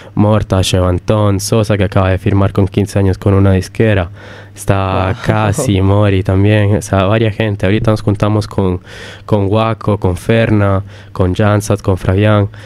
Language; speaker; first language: Spanish; early bilingual, heritage; Italian